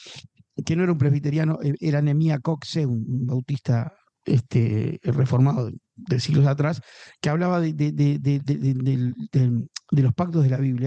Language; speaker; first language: Spanish; native; Spanish